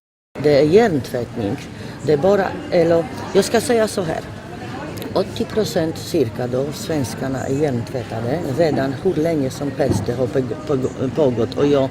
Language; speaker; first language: Swedish; non-native, fluent; Polish